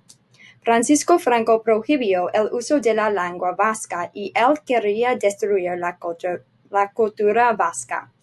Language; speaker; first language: Spanish; non-native, learner; English